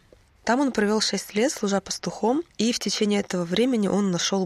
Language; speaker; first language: Russian; native; Russian